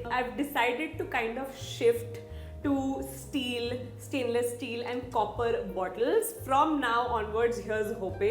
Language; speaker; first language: English; non-native, local second language; Hindi